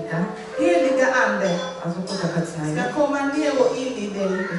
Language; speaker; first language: Swedish; non-native, fluent; Lingala